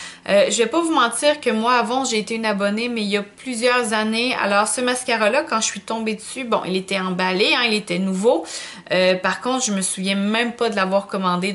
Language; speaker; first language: French; native; French